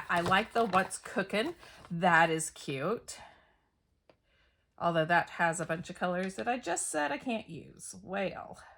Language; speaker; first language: English; native; English